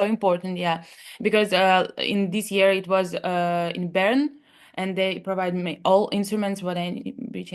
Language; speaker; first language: English; non-native, learner; Russian